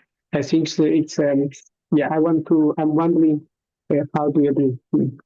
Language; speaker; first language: English; non-native, learner; Chinese